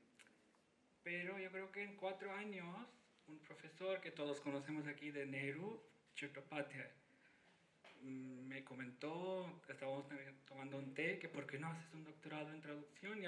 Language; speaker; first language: Spanish; non-native, fluent; Hindi